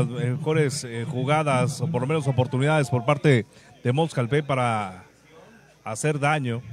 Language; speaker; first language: Spanish; native; Spanish